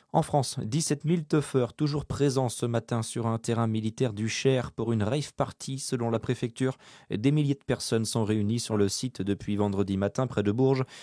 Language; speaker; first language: French; native; French